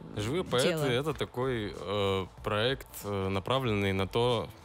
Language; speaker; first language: Russian; native; Russian